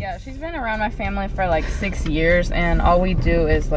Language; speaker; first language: English; early bilingual, other home language; Spanish